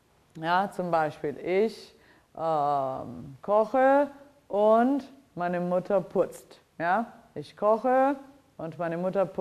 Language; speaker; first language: German; non-native, fluent; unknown